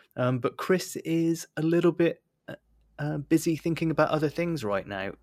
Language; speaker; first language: English; native; English